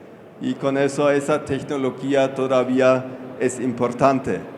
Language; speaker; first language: Spanish; non-native, fluent; German